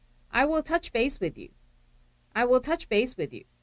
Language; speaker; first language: English; early bilingual, other home language; Korean